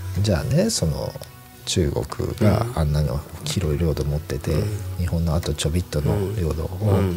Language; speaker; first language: Japanese; native; Japanese